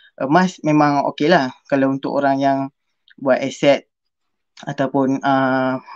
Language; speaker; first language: Malay; native; Malay